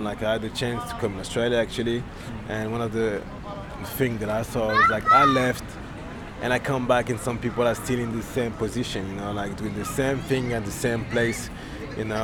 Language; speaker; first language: English; non-native, fluent; French